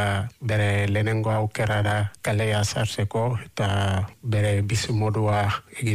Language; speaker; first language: Basque; non-native, learner; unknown